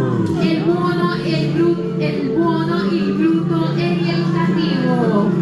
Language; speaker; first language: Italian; non-native, fluent; Spanish